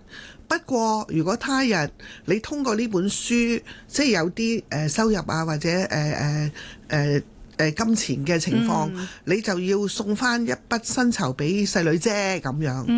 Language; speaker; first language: Cantonese; native; Cantonese